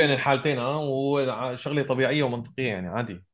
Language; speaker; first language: Arabic; native; Arabic